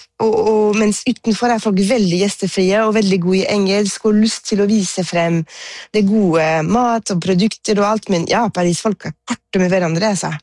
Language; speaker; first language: Norwegian; non-native, fluent; French